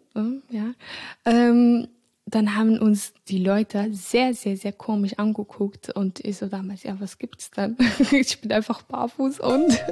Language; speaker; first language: German; early bilingual, other home language; Arabic